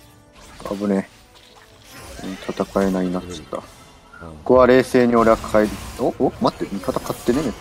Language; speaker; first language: Japanese; native; Japanese